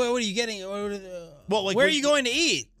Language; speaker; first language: English; native; English